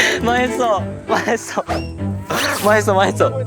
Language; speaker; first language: Korean; non-native, learner; Japanese